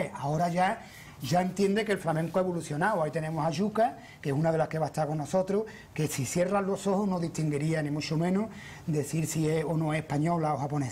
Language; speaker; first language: Spanish; native; Spanish